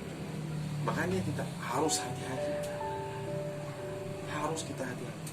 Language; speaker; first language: Indonesian; non-native, fluent; Arabic